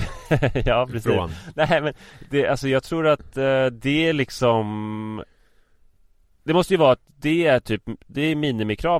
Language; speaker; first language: Swedish; native; Swedish